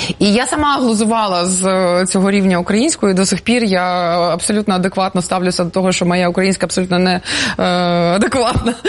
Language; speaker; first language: Ukrainian; non-native, local second language; Russian